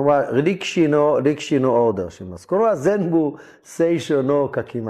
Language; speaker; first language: Japanese; non-native, learner; Hebrew